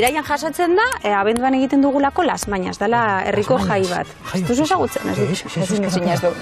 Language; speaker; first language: Basque; non-native, local second language; Spanish